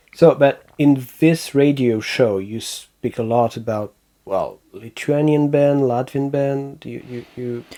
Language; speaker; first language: English; non-native, fluent; French